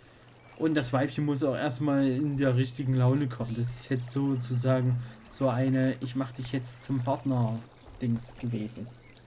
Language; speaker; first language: German; native; German